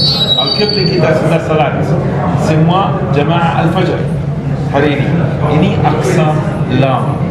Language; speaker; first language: Indonesian; non-native, learner; Arabic